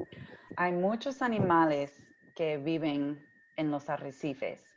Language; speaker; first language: Spanish; early bilingual, heritage; English